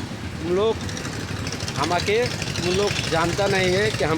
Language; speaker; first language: Hindi; non-native, local second language; Bangla